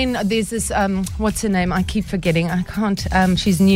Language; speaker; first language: English; native; English